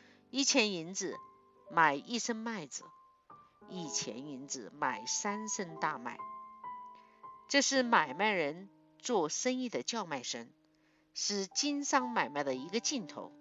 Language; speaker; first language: Chinese; native; Chinese